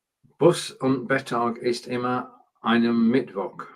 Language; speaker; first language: German; non-native, learner; English